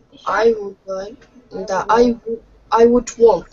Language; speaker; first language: English; non-native, learner; Russian